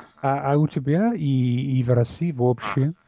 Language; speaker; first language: Russian; non-native, learner; English